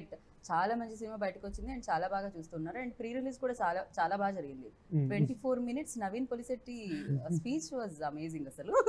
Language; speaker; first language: Telugu; native; Telugu